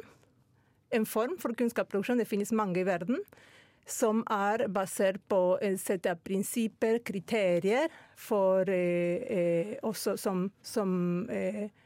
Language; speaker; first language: Norwegian; non-native, fluent; Spanish